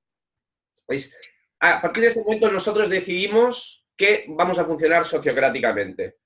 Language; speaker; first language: Spanish; native; Spanish